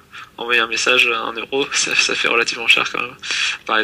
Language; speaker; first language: French; native; French